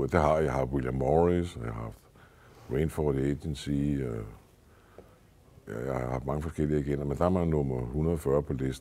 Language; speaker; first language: Danish; native; Danish